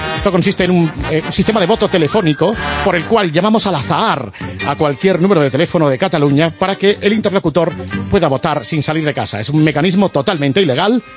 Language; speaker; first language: Spanish; native; Spanish